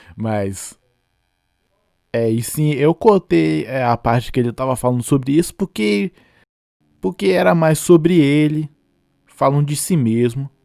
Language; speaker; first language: Portuguese; non-native, fluent; English